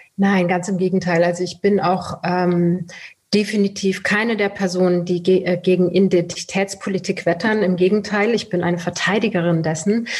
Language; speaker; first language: German; early bilingual, other home language; Persian